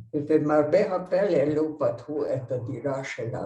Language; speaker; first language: Hebrew; non-native, fluent; Hungarian